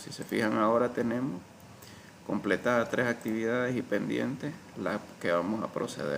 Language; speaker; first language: Spanish; native; Spanish